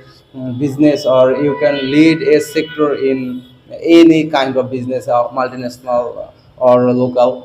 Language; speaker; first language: English; non-native, learner; Bangla